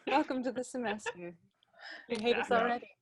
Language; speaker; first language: English; native; English